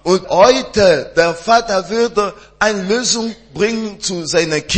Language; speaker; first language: German; non-native, learner; French